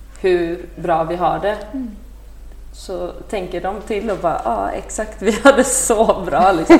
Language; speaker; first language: Swedish; early bilingual, other home language; Persian